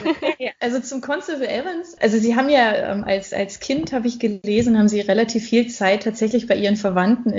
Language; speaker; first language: German; native; German